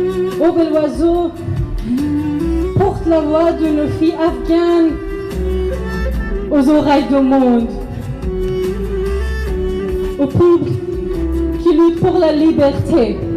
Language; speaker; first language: French; non-native, learner; Persian